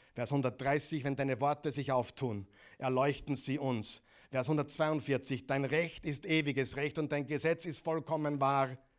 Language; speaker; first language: German; non-native, fluent; English